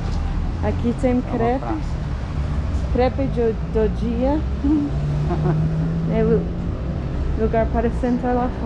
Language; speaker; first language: Portuguese; non-native, fluent; English